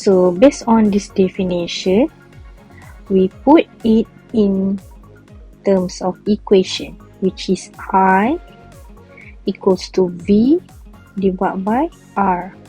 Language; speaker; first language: English; non-native, local second language; Malay